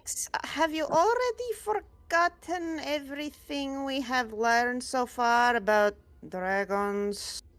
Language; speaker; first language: English; native; English